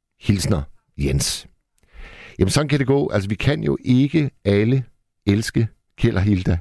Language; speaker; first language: Danish; native; Danish